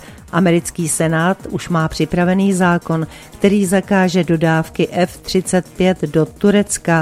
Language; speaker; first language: Czech; native; Czech